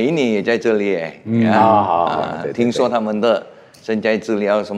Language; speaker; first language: Chinese; non-native, fluent; Indonesian